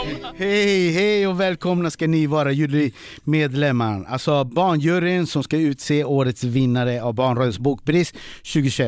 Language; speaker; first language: Swedish; native; Swedish